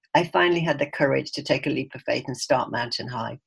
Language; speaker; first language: English; native; English